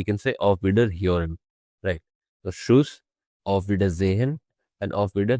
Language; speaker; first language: German; non-native, fluent; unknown